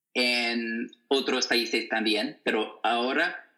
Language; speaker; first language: Spanish; non-native, fluent; English